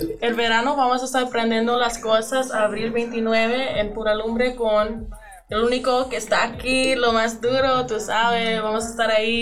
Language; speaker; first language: Spanish; early bilingual, other home language; English